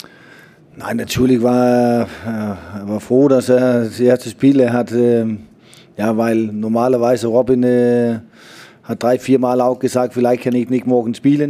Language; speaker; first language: German; non-native, fluent; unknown